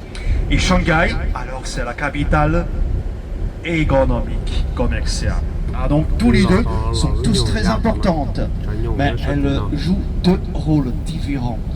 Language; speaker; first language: French; non-native, fluent; Chinese